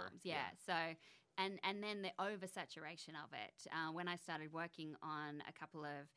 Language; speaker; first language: English; native; English